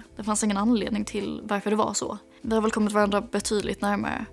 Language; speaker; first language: Swedish; native; Swedish